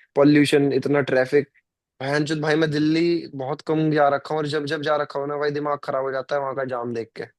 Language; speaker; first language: Hindi; native; Hindi